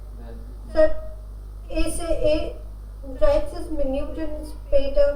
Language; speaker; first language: German; non-native, learner; Hindi